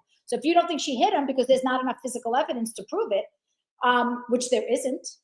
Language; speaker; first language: English; native; English